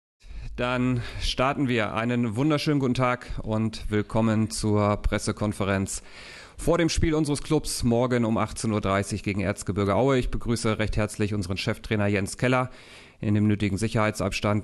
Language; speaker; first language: German; native; German